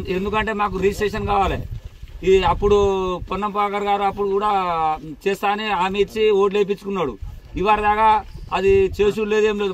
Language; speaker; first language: Telugu; non-native, local second language; Lambadi